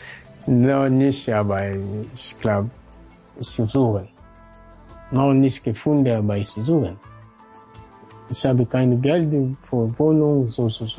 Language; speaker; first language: German; non-native, learner; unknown